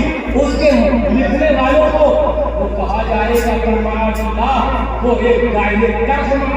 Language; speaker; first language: Urdu; native; Urdu